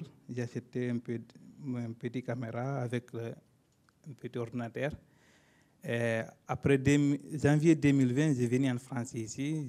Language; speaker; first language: French; non-native, learner; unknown